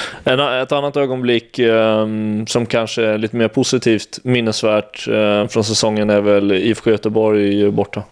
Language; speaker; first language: Swedish; native; Swedish